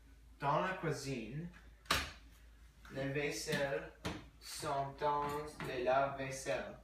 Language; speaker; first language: French; non-native, learner; English